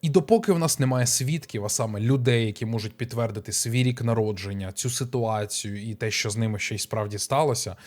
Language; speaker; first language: Ukrainian; native; Ukrainian